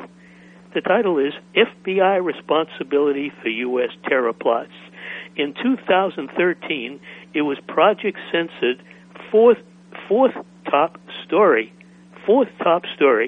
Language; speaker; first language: English; native; English